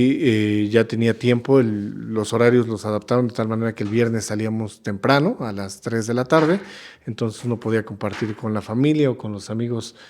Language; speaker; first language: Spanish; native; Spanish